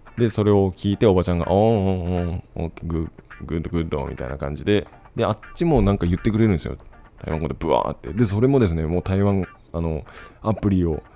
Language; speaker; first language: Japanese; native; Japanese